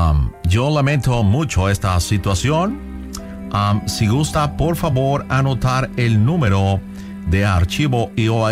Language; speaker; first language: Spanish; non-native, local second language; English